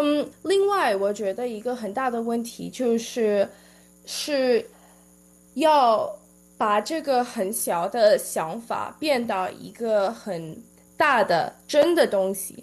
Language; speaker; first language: Chinese; early bilingual, heritage; Chinese